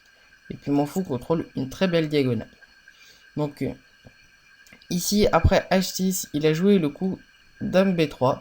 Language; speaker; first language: French; native; French